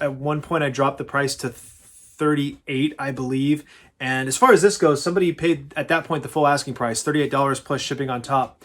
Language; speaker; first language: English; native; English